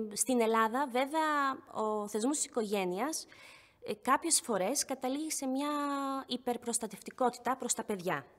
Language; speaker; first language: Greek; early bilingual, other home language; Polish